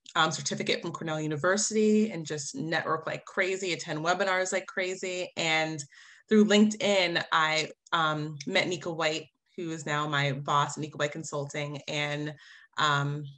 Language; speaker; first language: English; native; English